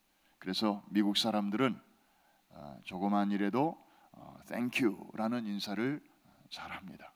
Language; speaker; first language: Korean; native; Korean